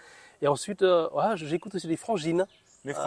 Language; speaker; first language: French; non-native, fluent; Vietnamese